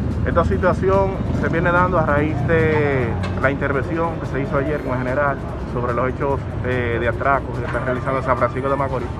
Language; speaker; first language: Spanish; native; Spanish